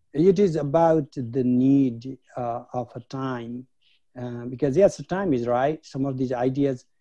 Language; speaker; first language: English; non-native, local second language; Nepali